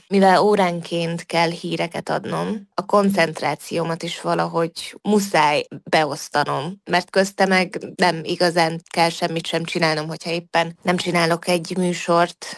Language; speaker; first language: Hungarian; native; Hungarian